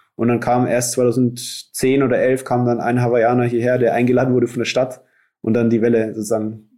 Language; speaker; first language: German; native; German